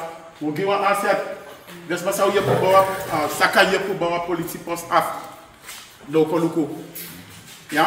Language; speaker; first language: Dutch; non-native, local second language; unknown